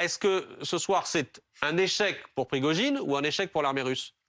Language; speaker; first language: French; native; French